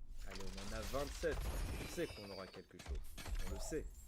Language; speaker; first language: French; native; French